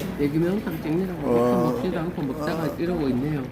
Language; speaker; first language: Korean; native; Korean